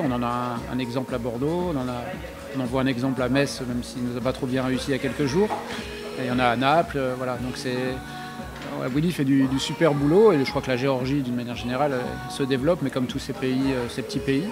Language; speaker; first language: French; native; French